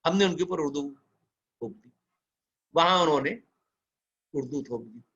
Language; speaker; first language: Hindi; native; Hindi